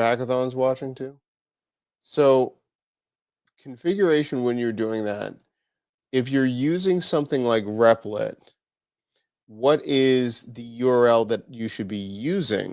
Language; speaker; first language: English; native; English